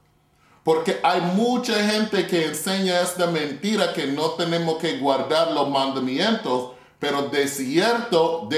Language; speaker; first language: Spanish; non-native, fluent; English